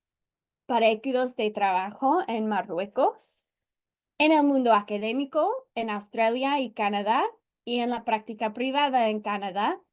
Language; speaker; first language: Spanish; non-native, fluent; English